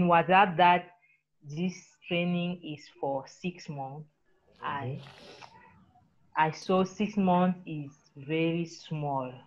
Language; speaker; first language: English; non-native, learner; French